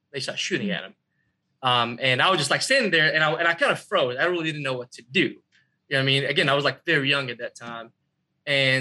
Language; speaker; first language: English; non-native, fluent; Arabic